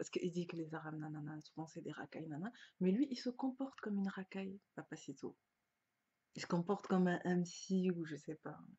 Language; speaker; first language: French; early bilingual, other home language; Lingala